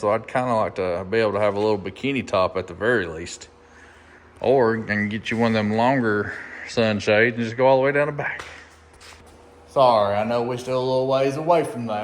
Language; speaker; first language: English; native; English